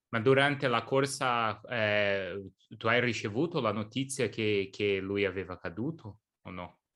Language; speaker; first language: Italian; non-native, learner; Portuguese